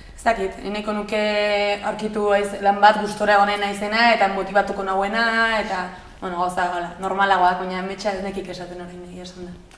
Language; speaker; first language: Basque; native; Basque